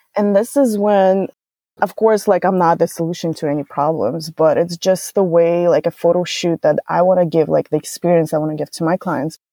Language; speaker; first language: English; non-native, fluent; Russian